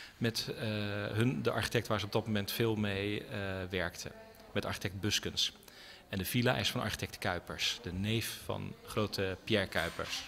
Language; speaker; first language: Dutch; native; Dutch